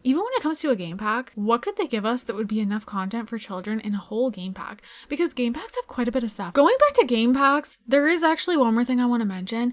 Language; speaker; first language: English; native; English